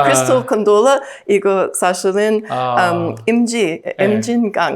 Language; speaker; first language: Korean; non-native, learner; English